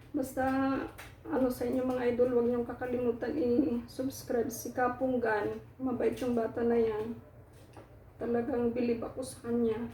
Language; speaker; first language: Filipino; non-native, local second language; Waray